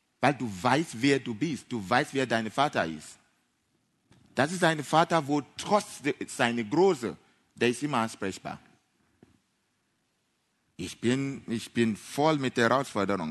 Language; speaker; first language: German; non-native, fluent; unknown